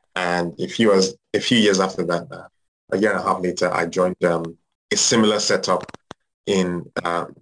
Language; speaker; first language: English; non-native, local second language; Yoruba